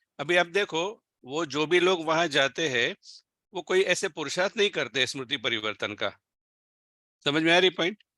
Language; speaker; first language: Hindi; non-native, local second language; Gujarati